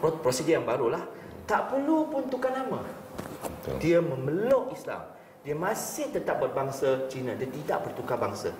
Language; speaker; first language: Malay; non-native, local second language; Chinese